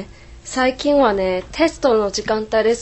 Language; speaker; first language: Japanese; non-native, fluent; Chinese